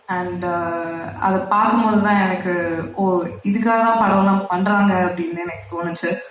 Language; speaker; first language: Tamil; native; Tamil